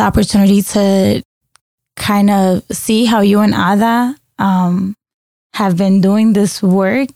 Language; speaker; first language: English; early bilingual, other home language; Spanish